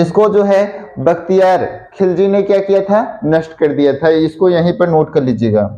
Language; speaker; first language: Hindi; native; Hindi